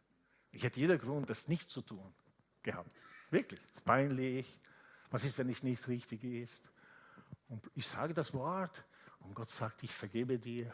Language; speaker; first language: German; non-native, fluent; Italian